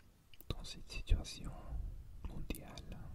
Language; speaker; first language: French; non-native, learner; English